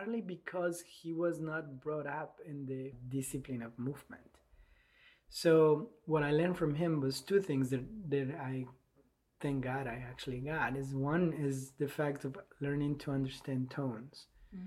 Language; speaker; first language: English; non-native, fluent; Spanish